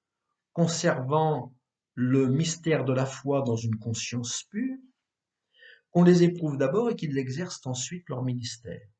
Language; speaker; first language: French; native; French